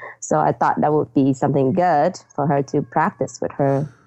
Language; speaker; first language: English; non-native, fluent; Vietnamese